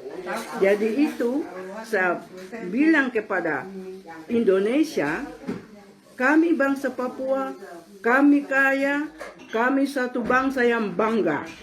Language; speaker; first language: Indonesian; non-native, local second language; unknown